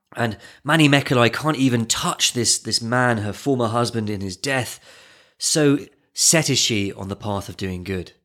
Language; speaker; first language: English; native; English